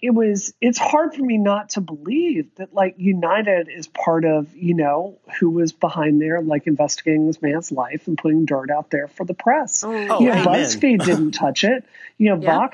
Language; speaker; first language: English; native; English